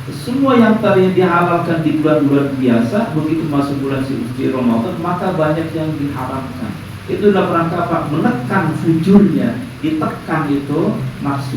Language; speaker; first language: Indonesian; native; Indonesian